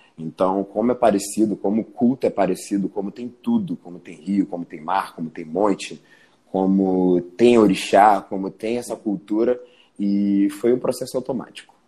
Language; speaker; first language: Portuguese; early bilingual, other home language; Spanish